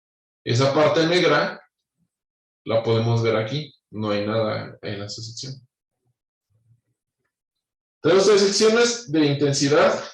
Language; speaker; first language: Spanish; native; Spanish